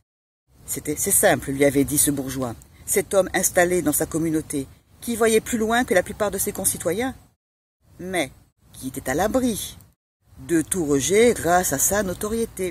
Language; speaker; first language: French; native; French